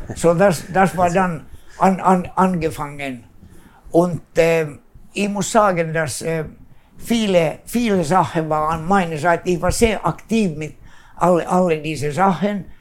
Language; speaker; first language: German; non-native, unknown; Swedish